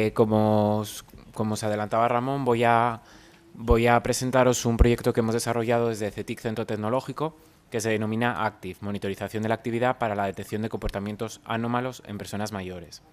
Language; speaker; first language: Spanish; native; Spanish